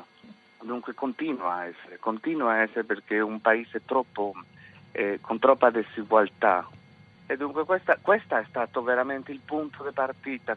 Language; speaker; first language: Italian; non-native, fluent; Spanish